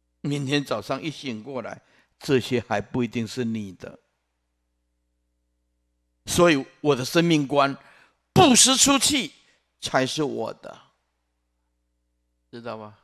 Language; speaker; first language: Chinese; non-native, local second language; Min Nan Chinese